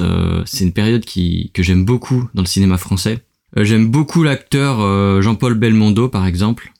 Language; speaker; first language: French; native; French